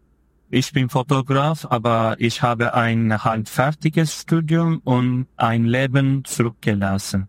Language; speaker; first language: German; non-native, fluent; Turkish